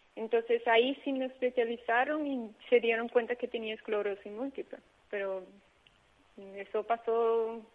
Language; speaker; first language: Spanish; early bilingual, heritage; Spanish